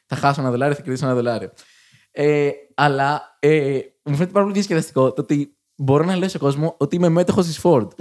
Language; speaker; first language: Greek; native; Greek